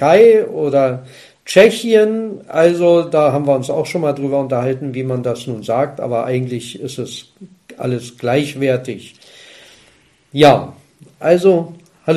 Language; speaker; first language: German; native; German